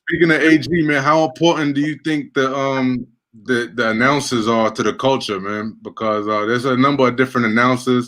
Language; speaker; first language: English; native; English